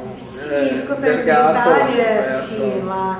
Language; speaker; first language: Italian; non-native, learner; Russian